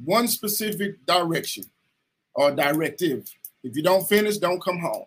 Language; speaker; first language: English; native; English